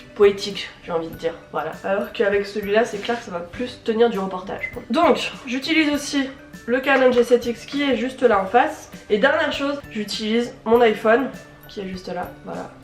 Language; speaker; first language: French; native; French